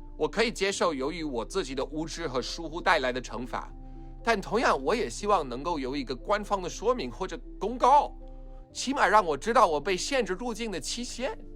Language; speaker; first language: Chinese; non-native, fluent; English